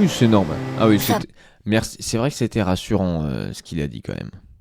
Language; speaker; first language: French; native; French